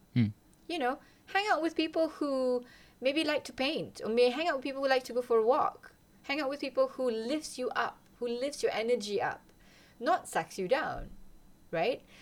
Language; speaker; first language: English; non-native, local second language; Malay